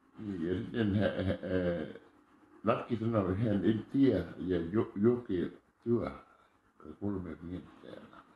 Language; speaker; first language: Finnish; non-native, learner; Thai